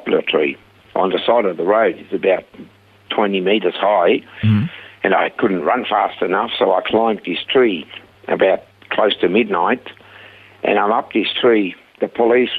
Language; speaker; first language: English; non-native, fluent; Swiss German